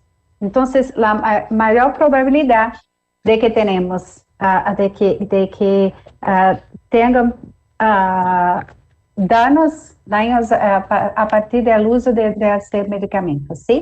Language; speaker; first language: Spanish; non-native, fluent; Portuguese